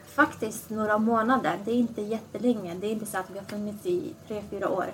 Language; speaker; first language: Swedish; early bilingual, other home language; Assyrian Neo-Aramaic